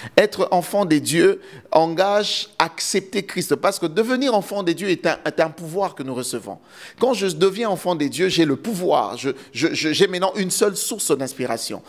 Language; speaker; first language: French; non-native, local second language; Lingala